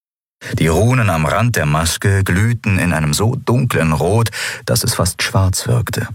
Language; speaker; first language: German; native; German